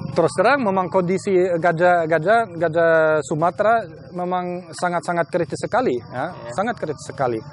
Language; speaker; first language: Indonesian; non-native, fluent; German